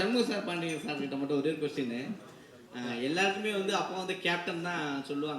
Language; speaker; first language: Tamil; native; Tamil